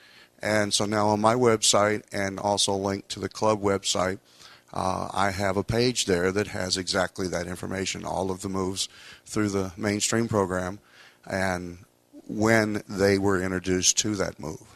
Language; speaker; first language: English; native; English